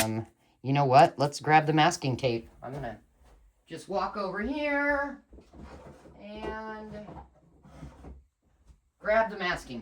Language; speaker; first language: English; native; English